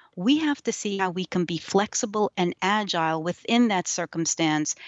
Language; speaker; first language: English; early bilingual, other home language; Yiddish